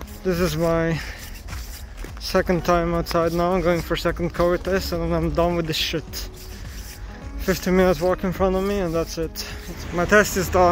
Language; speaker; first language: English; non-native, fluent; Slovenian